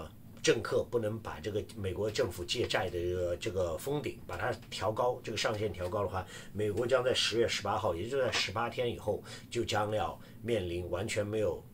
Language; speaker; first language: Chinese; native; Chinese